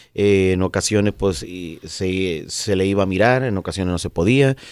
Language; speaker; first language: Spanish; native; Spanish